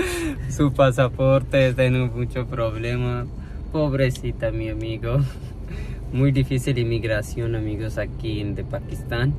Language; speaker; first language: Spanish; non-native, learner; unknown